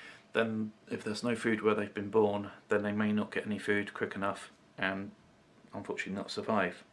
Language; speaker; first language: English; native; English